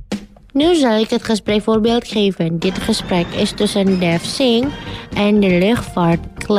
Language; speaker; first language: Dutch; non-native, fluent; Indonesian